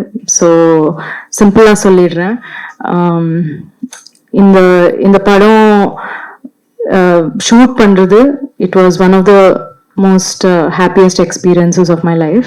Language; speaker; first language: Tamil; non-native, local second language; Malayalam